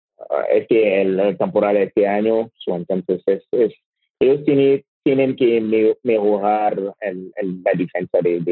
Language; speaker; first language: Spanish; non-native, learner; French